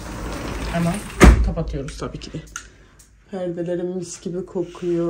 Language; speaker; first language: Turkish; native; Turkish